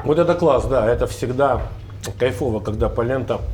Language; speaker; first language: Russian; native; Russian